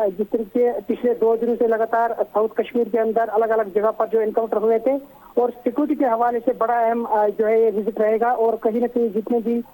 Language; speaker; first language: Urdu; non-native, local second language; Kashmiri